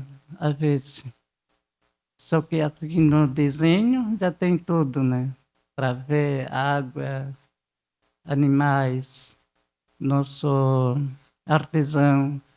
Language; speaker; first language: Portuguese; non-native, local second language; Guarani